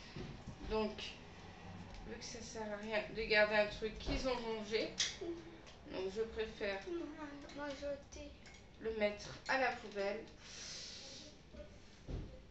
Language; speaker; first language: French; native; French